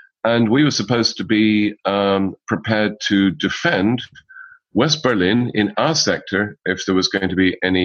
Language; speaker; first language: English; native; English